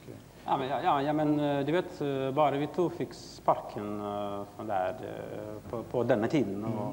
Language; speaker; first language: Swedish; non-native, learner; Russian